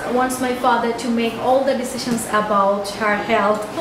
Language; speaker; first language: English; non-native, local second language; Bangla